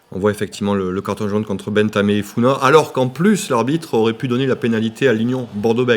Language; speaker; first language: French; native; French